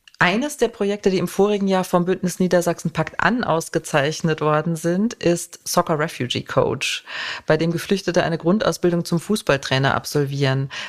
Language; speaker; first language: German; native; German